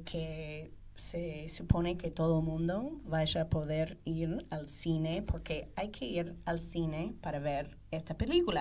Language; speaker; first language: Spanish; non-native, fluent; English